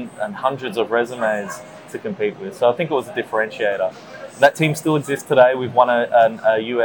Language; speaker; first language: English; native; English